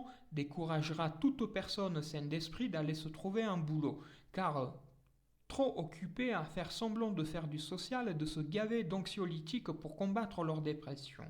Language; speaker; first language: French; native; French